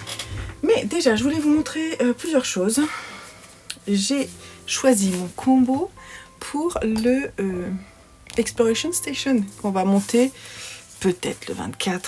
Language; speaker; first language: French; native; French